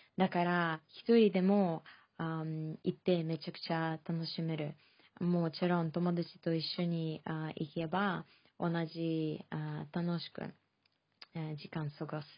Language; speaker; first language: Japanese; non-native, fluent; Chinese